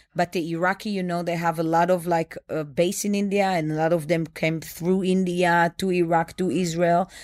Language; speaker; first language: English; non-native, fluent; Hebrew